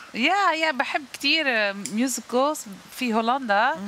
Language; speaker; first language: Arabic; non-native, learner; Dutch